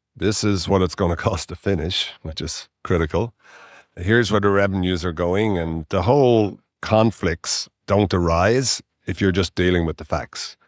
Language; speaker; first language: English; native; English